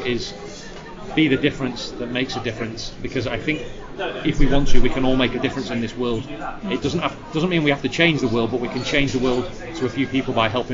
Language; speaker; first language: English; native; English